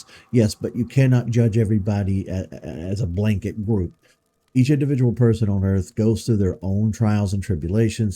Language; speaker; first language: English; native; English